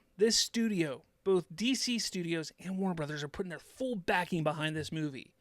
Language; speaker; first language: English; native; English